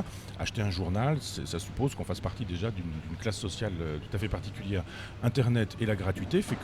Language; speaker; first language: French; native; French